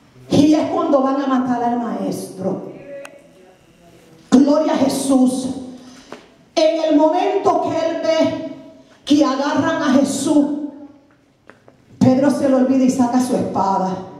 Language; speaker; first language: Spanish; native; Spanish